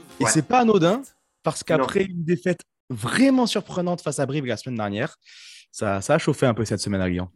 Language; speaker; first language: French; native; French